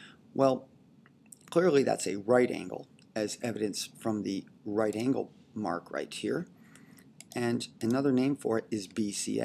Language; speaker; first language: English; native; English